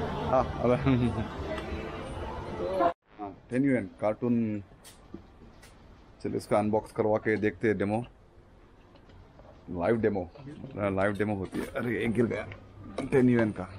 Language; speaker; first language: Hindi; non-native, local second language; Kannada